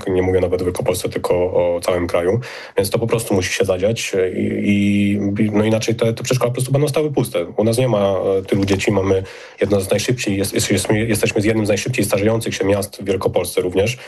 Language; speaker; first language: Polish; native; Polish